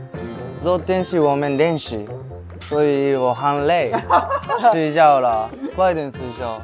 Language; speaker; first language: Chinese; non-native, learner; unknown